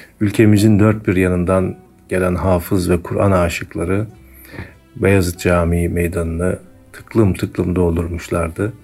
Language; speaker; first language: Turkish; native; Turkish